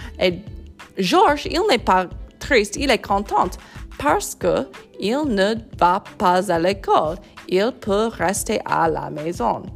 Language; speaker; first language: French; non-native, learner; English